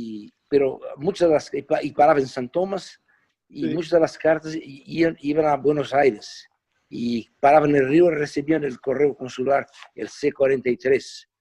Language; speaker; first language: Spanish; non-native, fluent; Portuguese